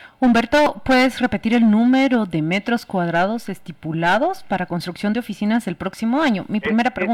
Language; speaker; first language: Spanish; native; Spanish